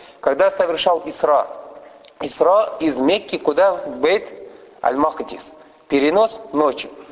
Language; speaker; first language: Russian; non-native, fluent; Arabic